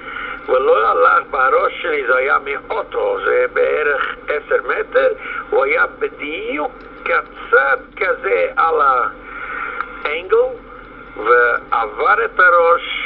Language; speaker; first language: Hebrew; non-native, fluent; Yiddish